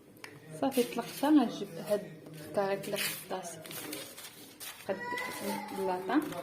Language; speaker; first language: Arabic; native; Arabic